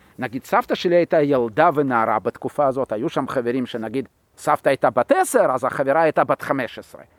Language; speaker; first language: Hebrew; non-native, fluent; Russian